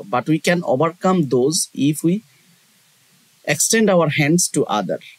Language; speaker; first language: English; non-native, local second language; Bangla